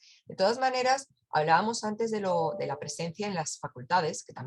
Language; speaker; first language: Spanish; native; Spanish